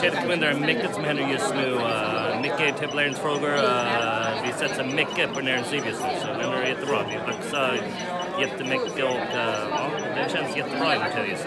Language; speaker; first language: Swedish; non-native, learner; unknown